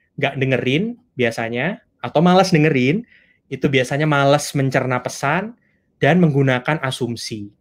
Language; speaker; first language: Indonesian; native; Indonesian